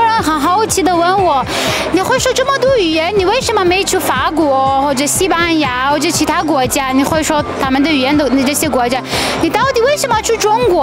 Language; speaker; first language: Chinese; non-native, fluent; Persian